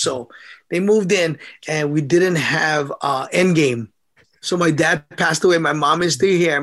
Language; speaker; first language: English; native; English